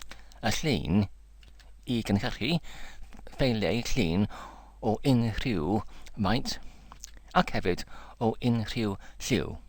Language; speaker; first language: Welsh; non-native, learner; English